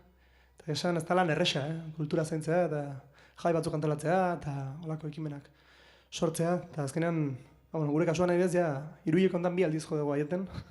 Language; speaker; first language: Basque; native; Basque